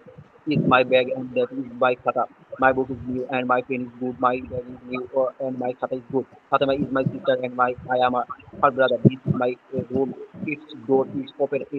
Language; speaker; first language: English; non-native, learner; Bangla